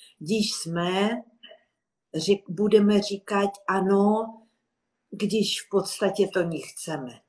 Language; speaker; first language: Czech; non-native, fluent; Russian